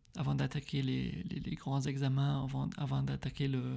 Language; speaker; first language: French; early bilingual, heritage; French